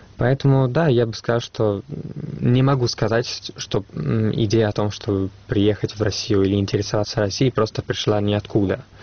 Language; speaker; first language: Russian; non-native, fluent; Italian